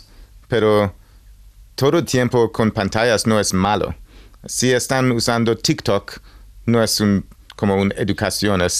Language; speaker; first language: Spanish; non-native, learner; English